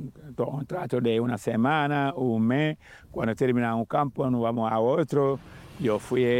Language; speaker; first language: Spanish; non-native, learner; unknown